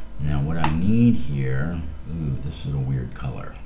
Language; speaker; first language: English; native; English